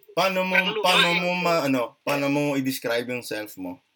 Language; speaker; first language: Filipino; non-native, local second language; Hiligaynon